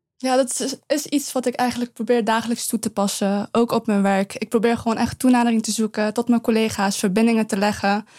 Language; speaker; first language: Dutch; early bilingual, other home language; Persian